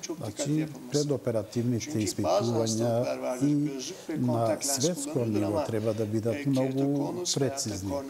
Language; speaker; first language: Macedonian; non-native, local second language; Turkish